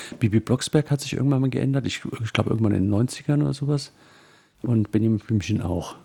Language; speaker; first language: German; native; German